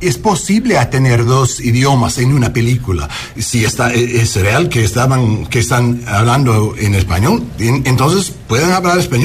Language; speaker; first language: Spanish; non-native, learner; English